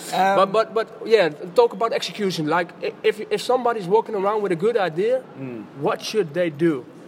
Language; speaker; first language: English; non-native, fluent; Dutch